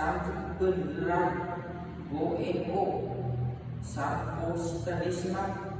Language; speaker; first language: Japanese; non-native, learner; Vietnamese